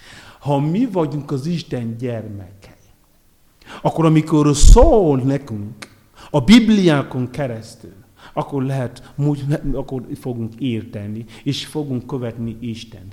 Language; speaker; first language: Hungarian; non-native, learner; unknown